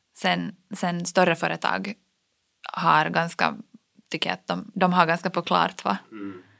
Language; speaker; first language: Swedish; native; Swedish